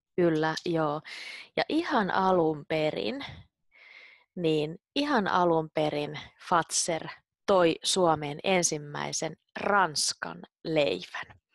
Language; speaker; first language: Finnish; native; Finnish